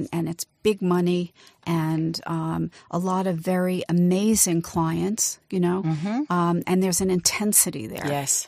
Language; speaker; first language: English; native; English